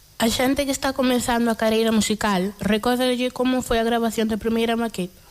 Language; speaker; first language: Galician; non-native, fluent; Kabuverdianu